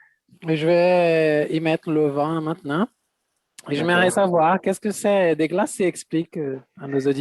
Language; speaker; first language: French; non-native, fluent; Portuguese